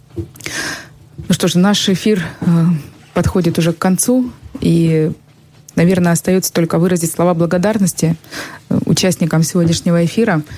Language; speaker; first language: Russian; native; Russian